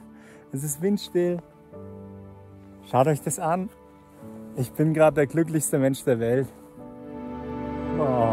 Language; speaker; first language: German; native; German